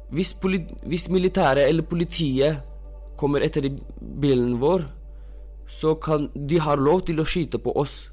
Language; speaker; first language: Norwegian; non-native, fluent; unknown